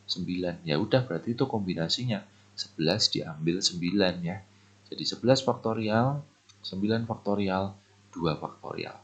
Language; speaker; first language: Indonesian; native; Indonesian